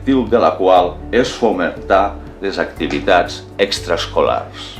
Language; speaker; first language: Catalan; native; Catalan